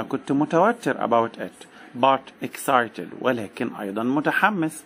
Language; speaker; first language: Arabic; native; Arabic